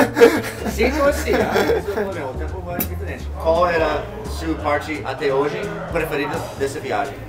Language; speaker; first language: Portuguese; non-native, learner; English